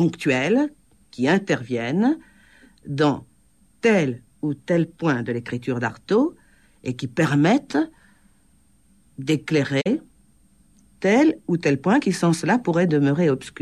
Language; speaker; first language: French; native; French